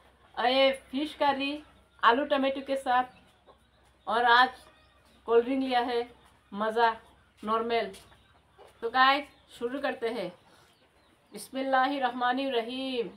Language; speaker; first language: Hindi; non-native, local second language; Bangla